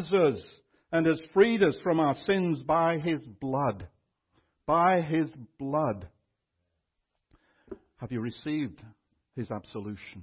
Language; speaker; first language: English; native; English